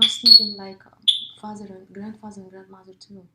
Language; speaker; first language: English; non-native, learner; Russian